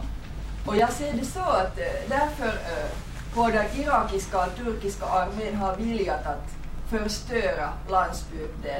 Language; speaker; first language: Swedish; non-native, fluent; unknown